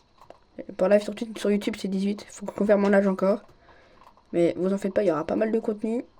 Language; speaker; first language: French; native; French